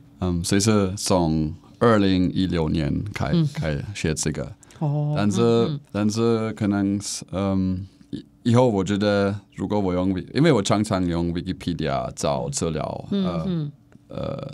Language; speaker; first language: Chinese; non-native, learner; Czech